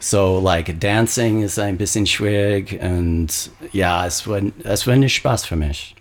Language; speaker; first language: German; non-native, learner; English